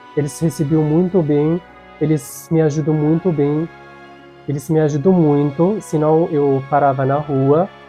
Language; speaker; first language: Portuguese; non-native, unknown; Arabic